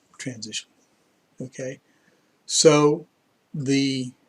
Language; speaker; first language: English; native; English